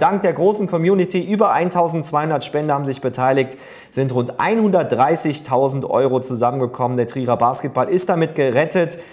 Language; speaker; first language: German; native; German